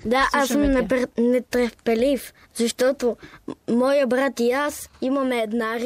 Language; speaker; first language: Bulgarian; early bilingual, heritage; Bulgarian